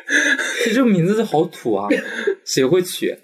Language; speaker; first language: Chinese; native; Chinese